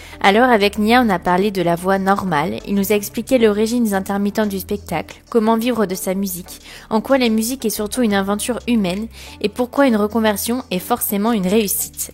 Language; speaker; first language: French; native; French